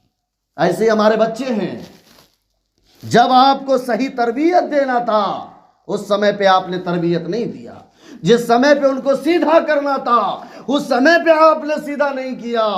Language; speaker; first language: Urdu; native; Urdu